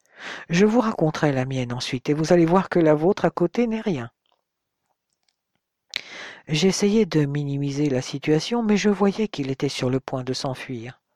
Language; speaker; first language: French; native; French